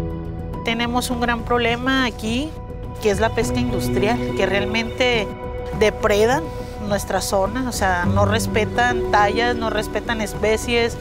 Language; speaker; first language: Spanish; native; Spanish